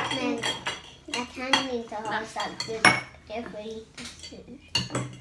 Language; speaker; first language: Swedish; early bilingual, other home language; Thai